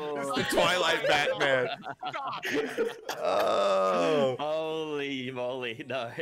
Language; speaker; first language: English; native; English